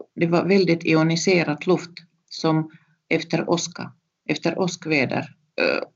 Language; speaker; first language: Swedish; non-native, fluent; Russian